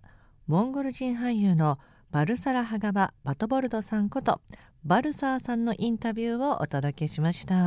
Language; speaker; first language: Japanese; native; Japanese